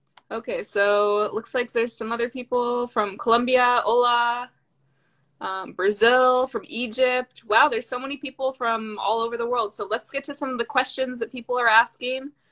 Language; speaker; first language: English; native; English